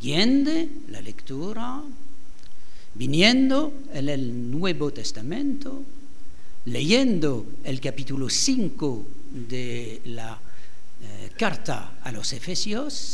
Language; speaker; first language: Spanish; non-native, fluent; French